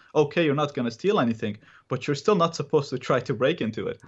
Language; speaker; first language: English; non-native, fluent; Arabic